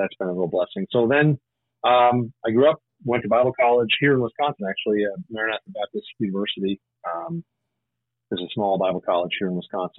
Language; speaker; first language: English; native; English